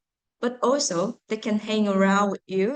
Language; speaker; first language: English; non-native, fluent; Vietnamese